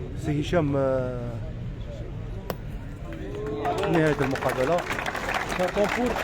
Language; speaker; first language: Arabic; native; Arabic